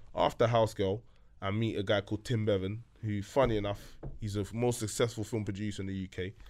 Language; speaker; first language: English; non-native, local second language; French